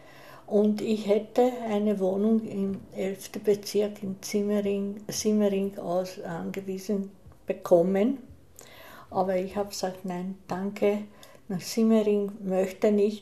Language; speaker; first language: German; non-native, fluent; Hungarian